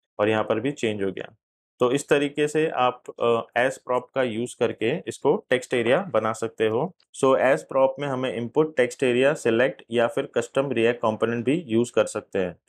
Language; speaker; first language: Hindi; native; Hindi